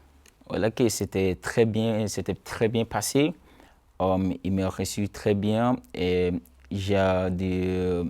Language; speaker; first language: French; non-native, learner; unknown